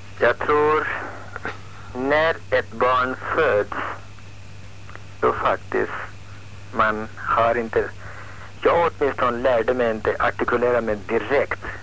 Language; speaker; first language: Swedish; non-native, fluent; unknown